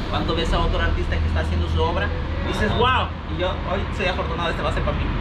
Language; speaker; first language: Spanish; native; Spanish